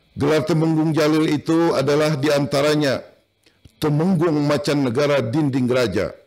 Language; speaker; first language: Indonesian; non-native, local second language; Banjar